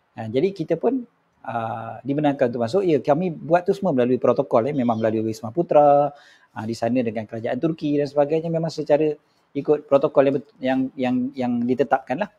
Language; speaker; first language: Malay; native; Malay